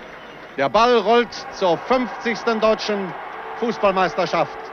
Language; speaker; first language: German; native; German